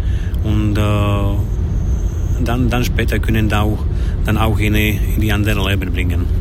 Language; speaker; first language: German; non-native, learner; Slovak